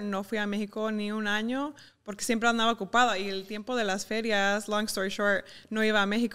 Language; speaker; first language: Spanish; early bilingual, heritage; Spanish